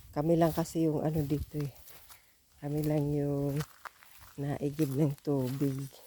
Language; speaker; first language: Filipino; non-native, local second language; Cebuano